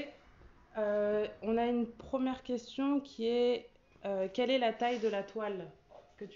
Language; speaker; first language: French; native; French